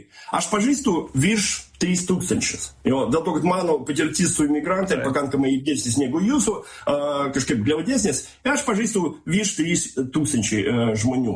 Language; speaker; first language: Lithuanian; non-native, local second language; Russian